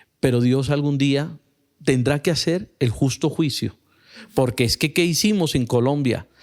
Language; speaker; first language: Spanish; native; Spanish